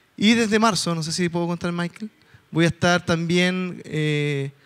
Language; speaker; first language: Spanish; native; Spanish